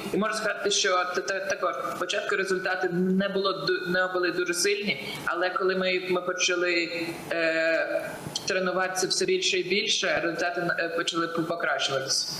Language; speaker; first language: Ukrainian; non-native, local second language; Russian